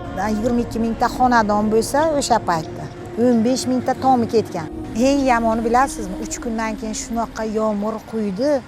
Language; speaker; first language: Uzbek; native; Uzbek